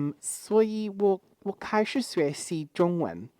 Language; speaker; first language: Chinese; non-native, learner; English